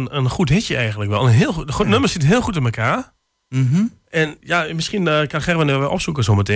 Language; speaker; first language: Dutch; native; Dutch